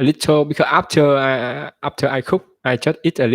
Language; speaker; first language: English; non-native, learner; Vietnamese